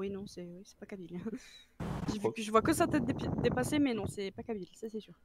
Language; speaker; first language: French; native; French